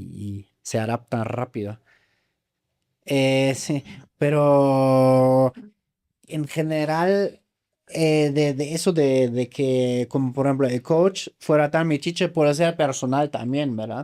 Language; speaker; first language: Spanish; non-native, fluent; German